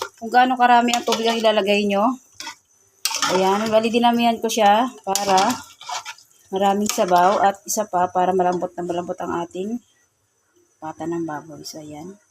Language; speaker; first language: Filipino; non-native, local second language; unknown